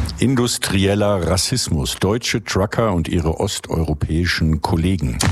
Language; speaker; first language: German; native; German